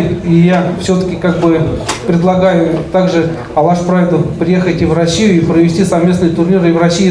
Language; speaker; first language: Russian; native; Russian